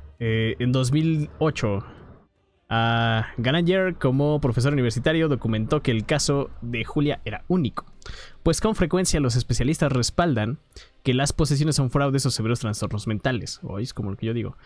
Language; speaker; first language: Spanish; native; Spanish